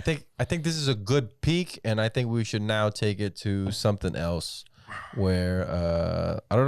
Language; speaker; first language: English; native; English